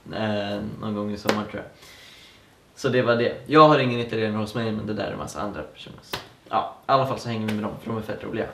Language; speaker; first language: Swedish; native; Swedish